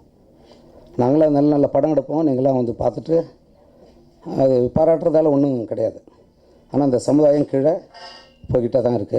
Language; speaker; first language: Tamil; native; Tamil